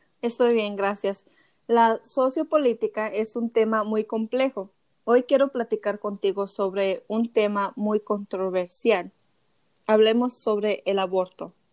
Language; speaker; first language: Spanish; early bilingual, heritage; Spanish